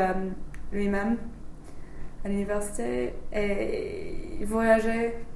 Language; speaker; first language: French; non-native, fluent; English